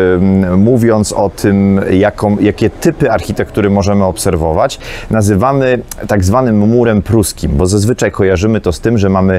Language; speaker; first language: Polish; native; Polish